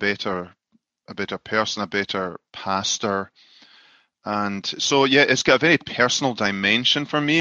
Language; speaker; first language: English; native; English